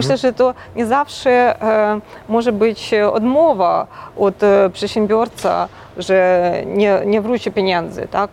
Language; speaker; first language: Polish; non-native, local second language; Ukrainian